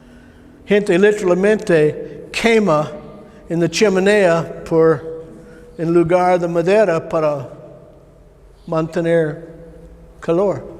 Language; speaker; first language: Spanish; non-native, learner; English